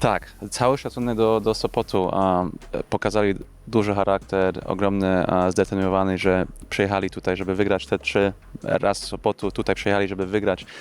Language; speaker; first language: Polish; early bilingual, heritage; English